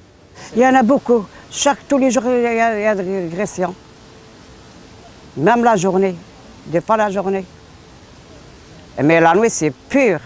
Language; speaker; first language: French; non-native, learner; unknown